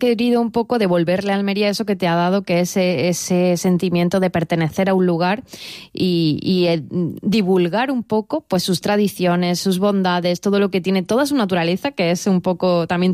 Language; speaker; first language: Spanish; native; Spanish